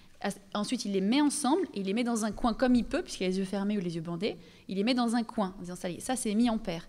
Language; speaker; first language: French; native; French